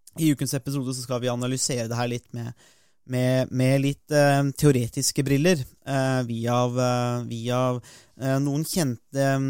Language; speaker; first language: Norwegian; native; Norwegian